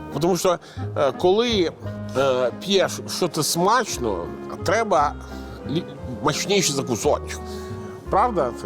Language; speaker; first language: Ukrainian; non-native, fluent; Italian